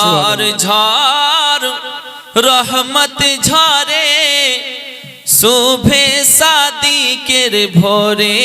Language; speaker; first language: Bangla; native; Bangla